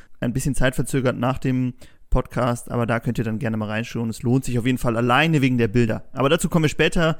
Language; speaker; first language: German; native; German